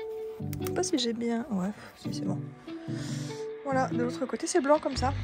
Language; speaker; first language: French; native; French